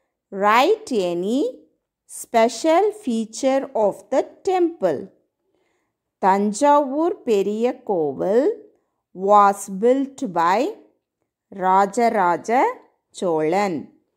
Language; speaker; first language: English; non-native, local second language; Tamil